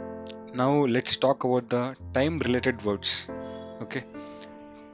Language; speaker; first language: English; non-native, local second language; Kannada